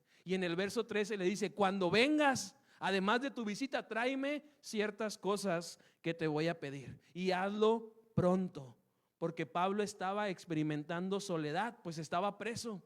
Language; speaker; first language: Spanish; native; Spanish